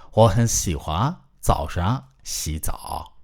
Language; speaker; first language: Chinese; non-native, fluent; Burmese